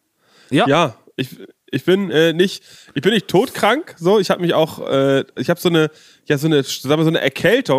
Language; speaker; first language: German; native; German